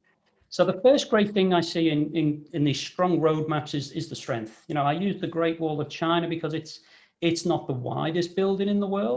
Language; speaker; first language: English; native; English